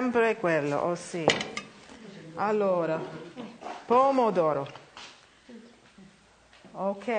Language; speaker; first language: Italian; non-native, learner; English